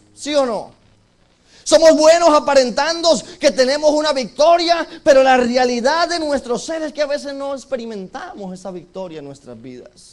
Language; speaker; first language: Spanish; native; Spanish